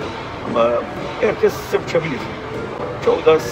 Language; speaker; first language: Turkish; early bilingual, heritage; Turkish